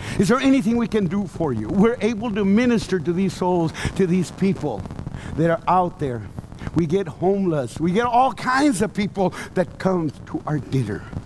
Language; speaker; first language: English; early bilingual, other home language; Spanish